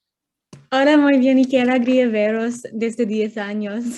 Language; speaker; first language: Spanish; non-native, fluent; English